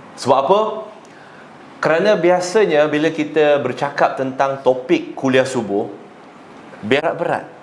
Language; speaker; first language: Malay; non-native, local second language; Chinese